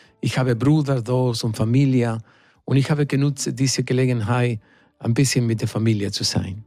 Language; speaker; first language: German; non-native, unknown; Spanish